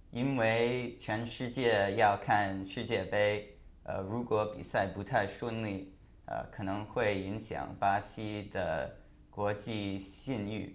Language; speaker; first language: Chinese; non-native, learner; English